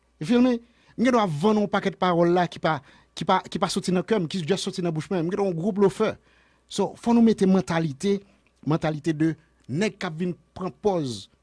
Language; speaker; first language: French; non-native, local second language; Haitian Creole